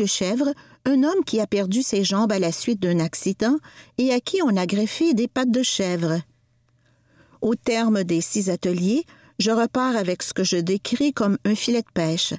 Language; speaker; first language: French; native; French